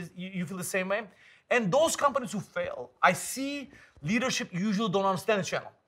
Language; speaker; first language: English; non-native, fluent; Turkish